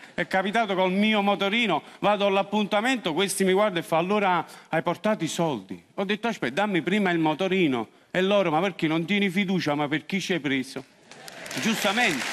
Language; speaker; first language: Italian; native; Italian